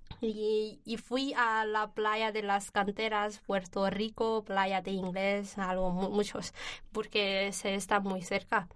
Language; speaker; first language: Spanish; non-native, learner; Chinese